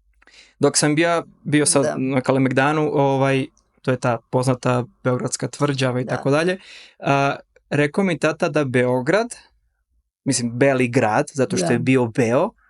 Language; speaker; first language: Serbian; early bilingual, heritage; Serbian